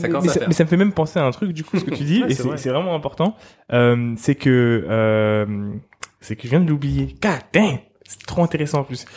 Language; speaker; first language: French; native; French